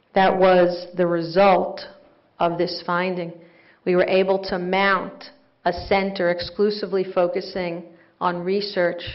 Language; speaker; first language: English; native; English